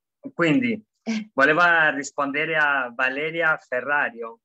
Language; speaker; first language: Italian; non-native, fluent; Spanish